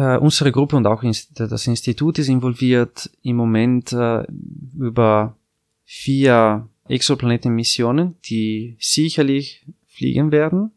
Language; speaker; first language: German; non-native, fluent; Italian